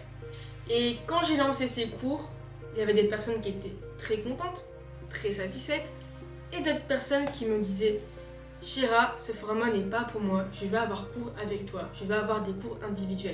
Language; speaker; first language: French; native; French